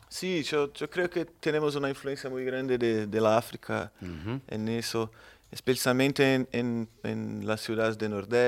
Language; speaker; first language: Spanish; non-native, fluent; Portuguese